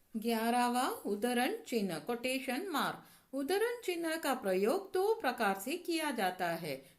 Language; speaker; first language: Hindi; non-native, local second language; Tamil